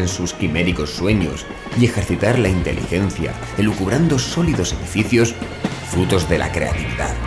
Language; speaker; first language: Spanish; native; Spanish